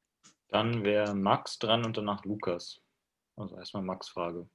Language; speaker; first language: German; native; German